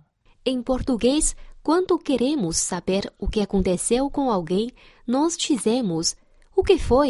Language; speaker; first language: Portuguese; non-native, fluent; Chinese